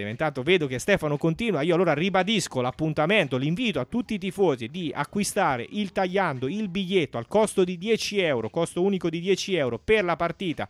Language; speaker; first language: Italian; native; Italian